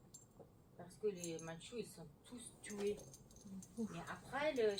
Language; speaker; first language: French; non-native, learner; Mongolian